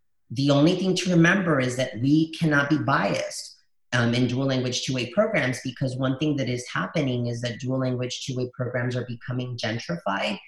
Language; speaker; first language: English; early bilingual, other home language; Spanish